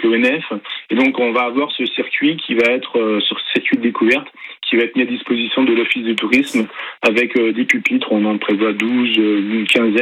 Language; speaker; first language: French; native; French